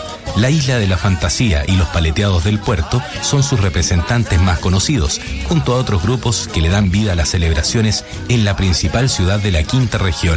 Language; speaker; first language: Spanish; native; Spanish